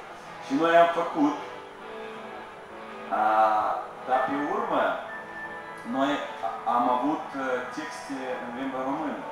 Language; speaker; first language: Romanian; non-native, local second language; Russian